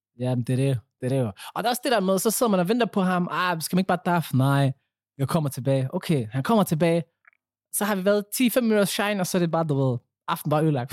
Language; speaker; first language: Danish; early bilingual, other home language; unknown